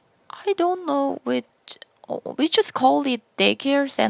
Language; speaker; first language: English; non-native, learner; Korean